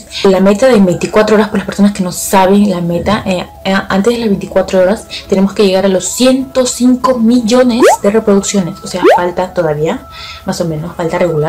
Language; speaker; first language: Spanish; native; Spanish